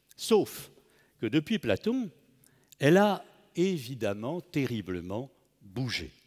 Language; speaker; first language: French; native; French